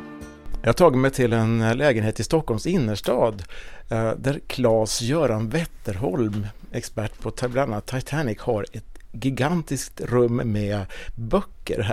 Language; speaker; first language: Swedish; native; Swedish